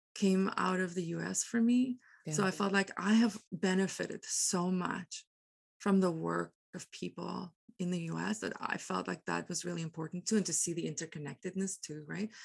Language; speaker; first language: English; non-native, local second language; Afrikaans